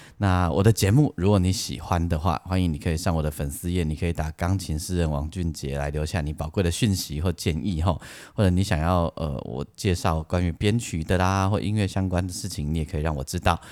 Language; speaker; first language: Chinese; native; Chinese